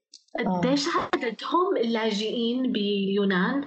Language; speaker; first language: Arabic; native; Arabic